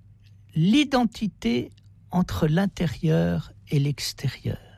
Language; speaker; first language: French; native; French